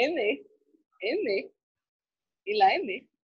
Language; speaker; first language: French; non-native, learner; Portuguese